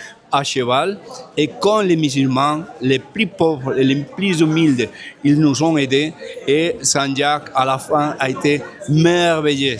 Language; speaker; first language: French; non-native, fluent; Spanish